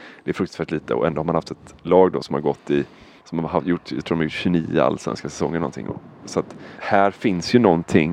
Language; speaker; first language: Swedish; native; Swedish